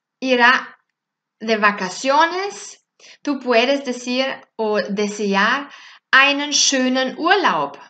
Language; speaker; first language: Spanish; non-native, fluent; German